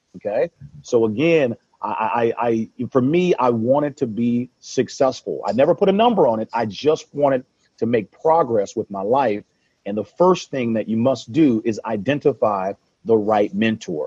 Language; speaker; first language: English; native; English